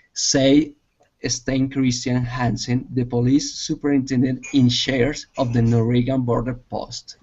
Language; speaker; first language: English; non-native, learner; Spanish